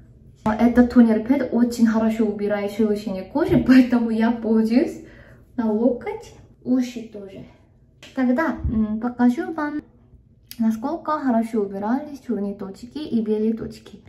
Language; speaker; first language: Russian; non-native, fluent; Korean